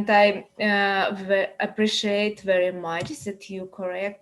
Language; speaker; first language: English; non-native, learner; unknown